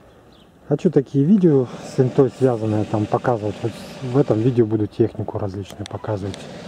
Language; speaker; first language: Russian; native; Russian